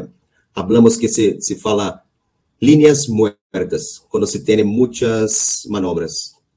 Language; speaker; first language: Spanish; non-native, learner; Portuguese